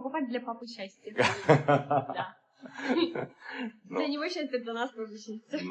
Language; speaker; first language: Russian; native; Russian